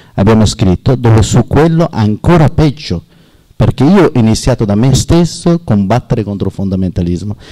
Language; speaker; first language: Italian; non-native, learner; Persian